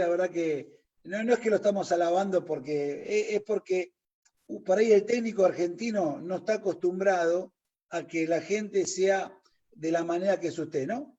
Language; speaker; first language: Spanish; native; Spanish